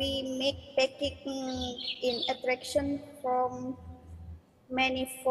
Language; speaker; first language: English; non-native, learner; Indonesian